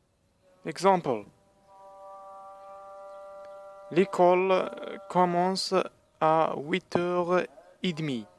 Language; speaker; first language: French; non-native, fluent; Arabic